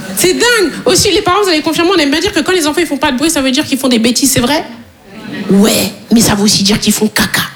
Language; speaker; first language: French; native; French